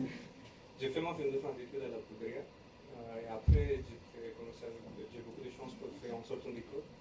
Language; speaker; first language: French; non-native, learner; English